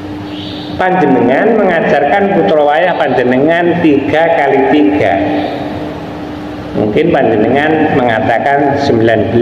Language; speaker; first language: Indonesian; non-native, local second language; Javanese